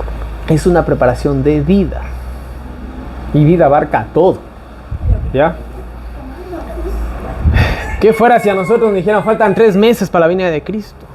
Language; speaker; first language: Spanish; native; Spanish